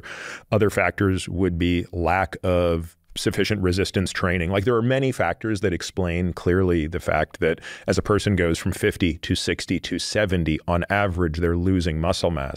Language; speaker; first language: English; native; English